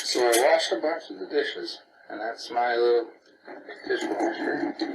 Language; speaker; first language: English; native; English